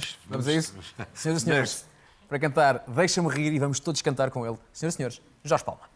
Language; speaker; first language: Portuguese; native; Portuguese